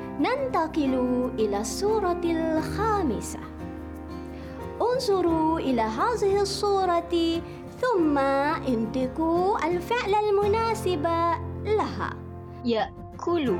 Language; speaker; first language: Arabic; non-native, fluent; Malay